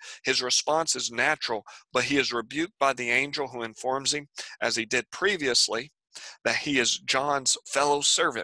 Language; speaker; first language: English; native; English